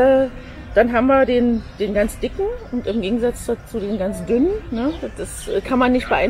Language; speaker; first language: German; native; German